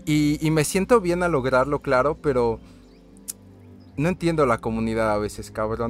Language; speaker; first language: Spanish; native; Spanish